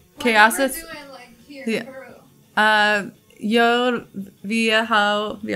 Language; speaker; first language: Spanish; non-native, learner; English